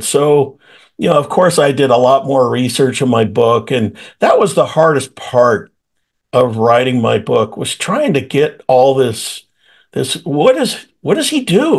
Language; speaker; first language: English; native; English